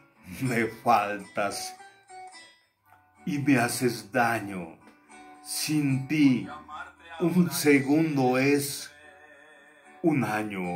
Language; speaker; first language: Spanish; native; Spanish